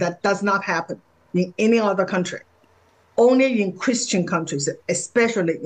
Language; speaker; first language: English; non-native, fluent; Chinese